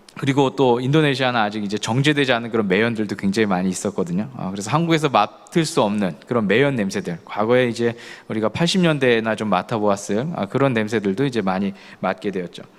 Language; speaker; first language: Korean; native; Korean